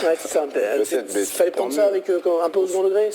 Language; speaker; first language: French; native; French